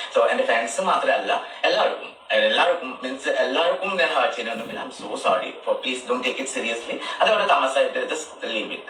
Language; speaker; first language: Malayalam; non-native, fluent; Assamese